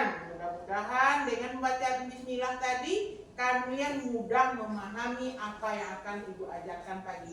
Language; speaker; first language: Indonesian; native; Indonesian